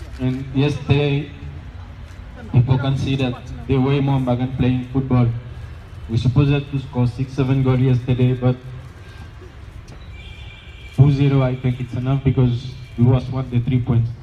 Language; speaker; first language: English; non-native, learner; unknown